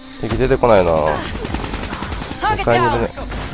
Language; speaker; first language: Japanese; native; Japanese